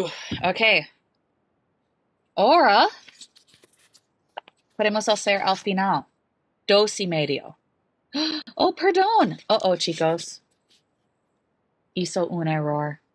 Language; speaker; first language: Spanish; non-native, learner; English